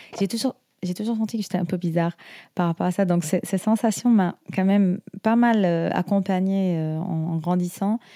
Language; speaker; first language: French; non-native, fluent; Arabic